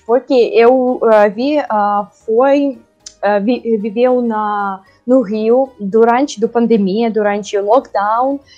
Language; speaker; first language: Portuguese; non-native, learner; Russian